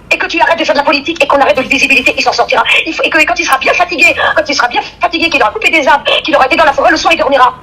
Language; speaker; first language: French; native; French